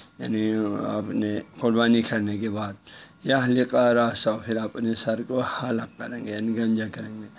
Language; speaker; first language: Urdu; non-native, local second language; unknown